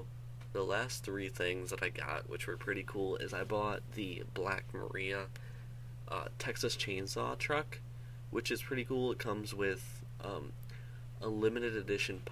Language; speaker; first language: English; native; English